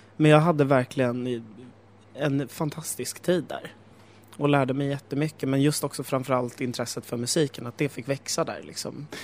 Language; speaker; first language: Swedish; native; Swedish